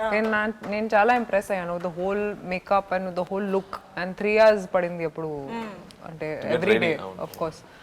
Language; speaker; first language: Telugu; non-native, local second language; Hindi